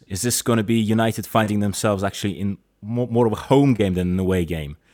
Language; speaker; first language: English; native; English